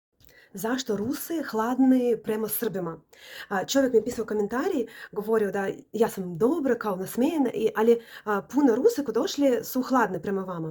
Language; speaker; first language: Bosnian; non-native, learner; Russian